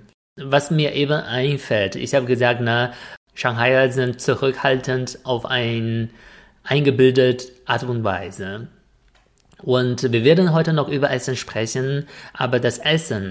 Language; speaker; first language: German; non-native, fluent; Chinese